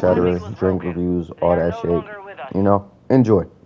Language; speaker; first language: English; native; English